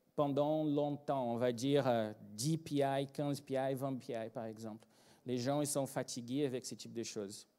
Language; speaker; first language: French; non-native, fluent; Portuguese